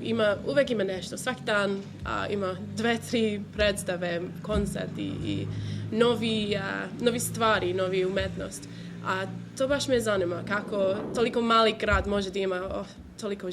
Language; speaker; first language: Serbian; non-native, learner; English